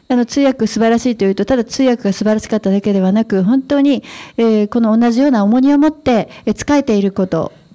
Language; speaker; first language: Japanese; native; Japanese